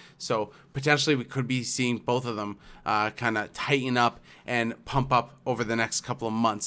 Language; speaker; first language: English; native; English